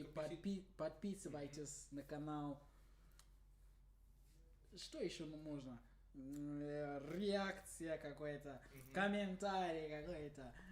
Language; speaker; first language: Russian; non-native, learner; English